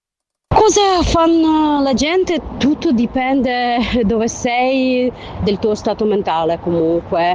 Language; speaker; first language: Italian; non-native, fluent; Ukrainian